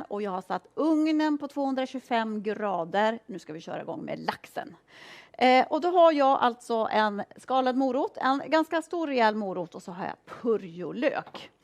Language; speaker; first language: Swedish; native; Swedish